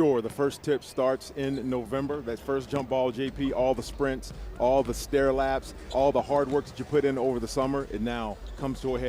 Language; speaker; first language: English; native; English